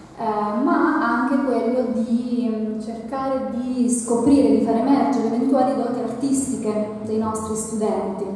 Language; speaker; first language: Italian; native; Italian